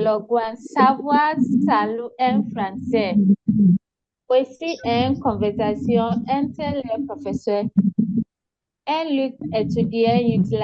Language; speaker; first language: French; non-native, learner; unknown